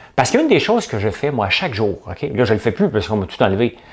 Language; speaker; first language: French; native; French